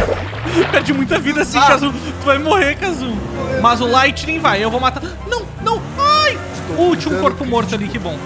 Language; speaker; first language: Portuguese; native; Portuguese